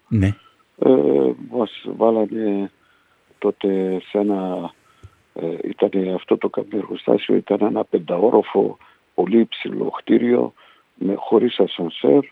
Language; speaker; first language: Greek; early bilingual, heritage; Greek